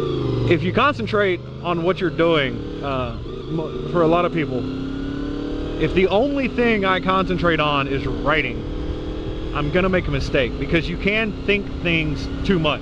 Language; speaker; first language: English; native; English